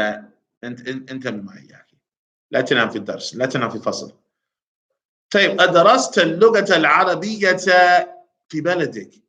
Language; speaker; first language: Arabic; non-native, fluent; English